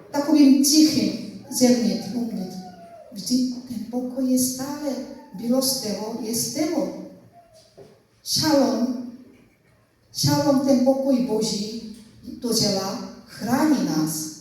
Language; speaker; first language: Czech; non-native, learner; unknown